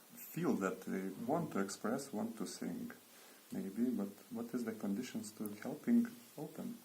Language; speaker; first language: English; non-native, learner; Lithuanian